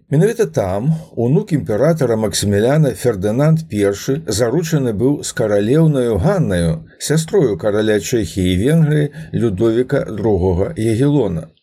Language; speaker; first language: Belarusian; native; Belarusian